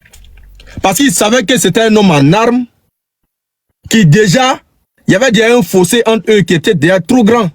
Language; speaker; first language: French; native; French